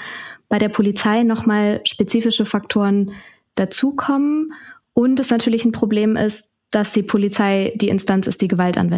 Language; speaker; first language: German; native; German